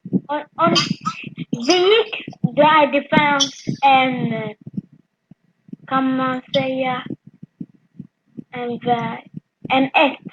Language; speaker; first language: Swedish; early bilingual, other home language; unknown